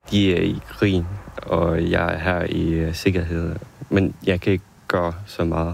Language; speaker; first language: Danish; non-native, fluent; Ukrainian